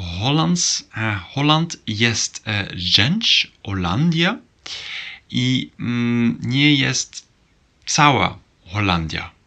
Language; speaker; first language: Polish; non-native, learner; Dutch